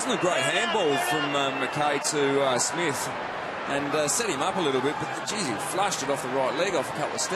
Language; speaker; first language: English; native; English